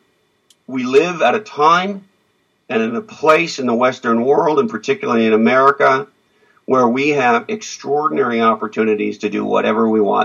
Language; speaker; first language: English; native; English